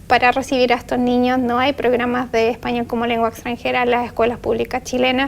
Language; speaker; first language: Spanish; native; Spanish